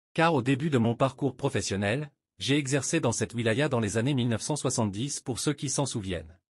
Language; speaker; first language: French; non-native, local second language; Arabic